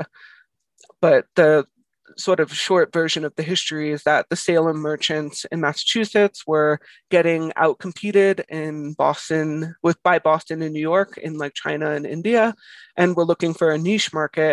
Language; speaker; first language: English; native; English